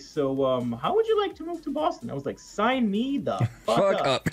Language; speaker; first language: English; non-native, fluent; Hebrew